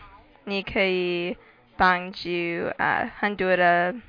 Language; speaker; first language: Chinese; non-native, learner; English